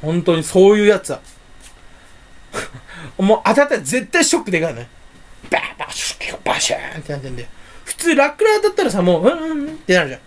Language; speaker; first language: Japanese; native; Japanese